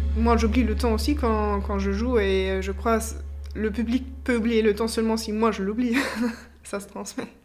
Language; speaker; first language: French; non-native, fluent; German